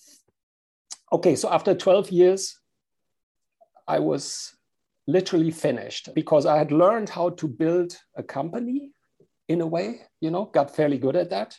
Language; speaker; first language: English; non-native, fluent; German